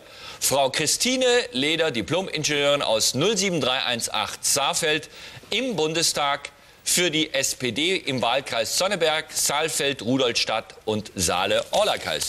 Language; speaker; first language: German; native; German